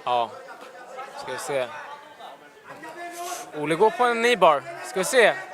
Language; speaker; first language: Swedish; native; Swedish